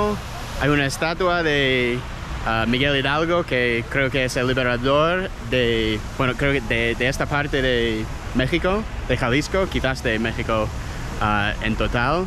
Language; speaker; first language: Spanish; non-native, fluent; English